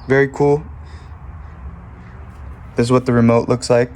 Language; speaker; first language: English; native; English